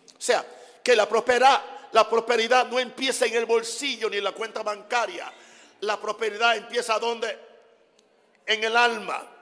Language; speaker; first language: Spanish; non-native, fluent; English